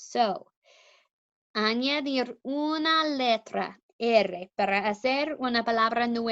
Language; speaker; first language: Spanish; non-native, fluent; English